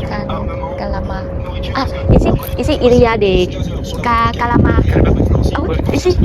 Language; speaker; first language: French; non-native, learner; Vietnamese